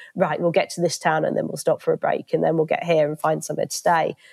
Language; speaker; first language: English; native; English